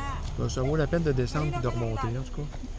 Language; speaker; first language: French; native; French